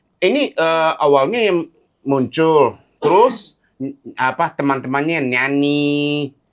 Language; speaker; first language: Indonesian; non-native, fluent; Japanese